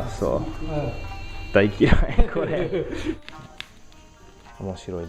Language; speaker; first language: Japanese; non-native, learner; English